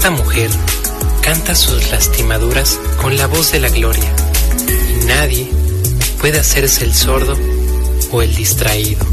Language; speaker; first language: Spanish; native; Spanish